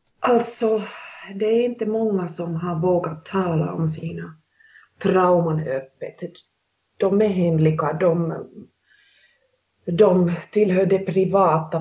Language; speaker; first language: Swedish; non-native, local second language; Finnish